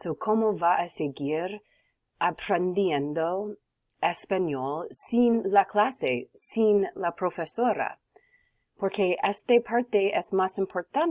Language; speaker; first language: Spanish; non-native, learner; English